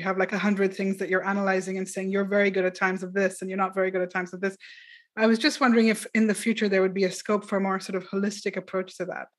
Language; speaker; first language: English; non-native, local second language; Urdu